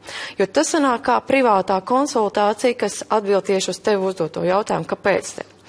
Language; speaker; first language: Latvian; native; Latvian